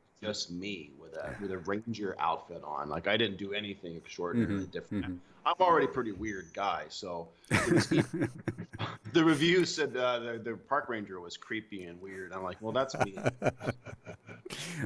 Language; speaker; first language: English; native; English